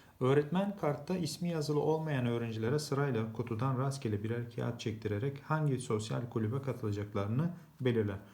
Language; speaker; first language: Turkish; native; Turkish